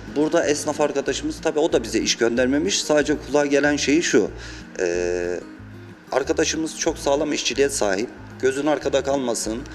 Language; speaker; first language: Turkish; native; Turkish